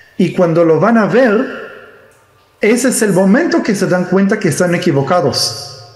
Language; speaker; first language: Spanish; early bilingual, heritage; Spanish